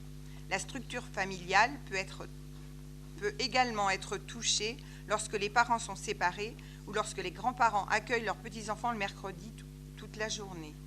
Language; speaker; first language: French; native; French